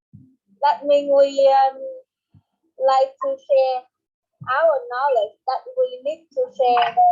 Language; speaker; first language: English; non-native, learner; Vietnamese